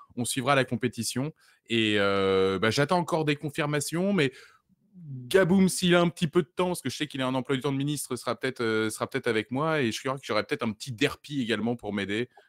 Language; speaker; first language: French; native; French